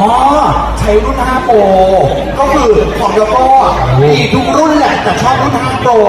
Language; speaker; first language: Thai; native; Thai